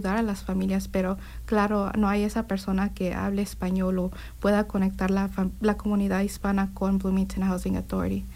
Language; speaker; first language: Spanish; early bilingual, heritage; Spanish